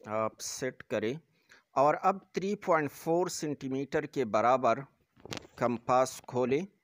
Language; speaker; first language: Urdu; non-native, local second language; Pashto